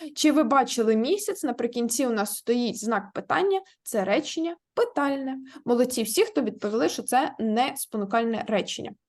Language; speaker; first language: Ukrainian; native; Ukrainian